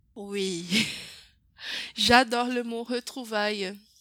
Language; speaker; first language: French; non-native, fluent; Portuguese